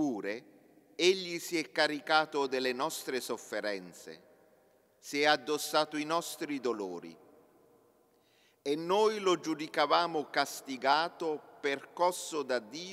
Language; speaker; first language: Italian; native; Italian